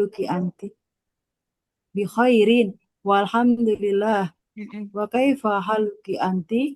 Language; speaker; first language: Arabic; non-native, learner; Indonesian